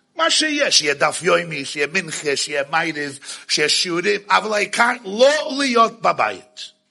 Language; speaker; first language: Hebrew; non-native, fluent; English